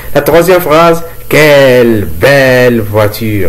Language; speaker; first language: French; non-native, local second language; Arabic